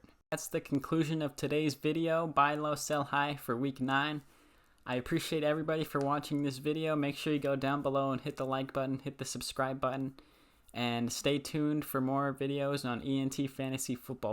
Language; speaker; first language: English; native; English